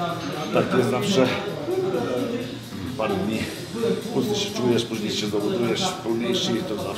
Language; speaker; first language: Polish; non-native, fluent; Lithuanian